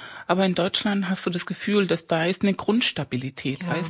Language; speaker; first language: German; non-native, fluent; Spanish